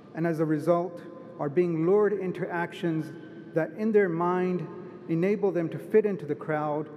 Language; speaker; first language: English; native; English